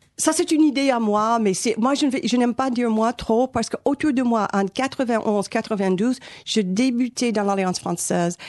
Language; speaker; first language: French; non-native, fluent; English